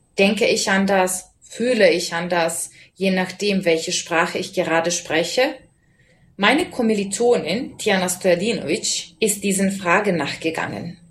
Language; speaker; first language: German; non-native, fluent; Serbian